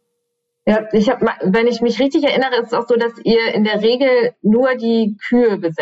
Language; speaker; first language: German; native; German